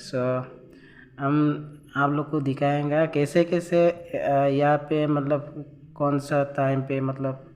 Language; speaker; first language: Hindi; non-native, local second language; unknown